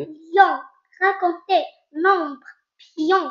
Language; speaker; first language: French; non-native, local second language; Arabic